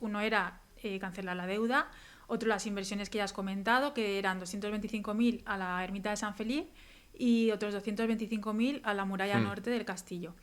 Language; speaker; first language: Spanish; native; Spanish